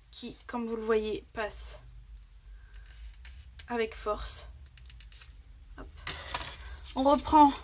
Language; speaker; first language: French; native; French